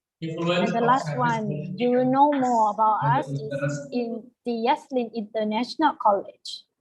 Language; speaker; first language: English; non-native, fluent; Thai